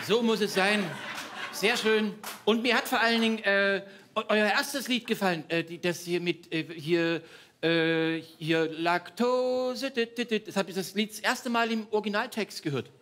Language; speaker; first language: German; native; German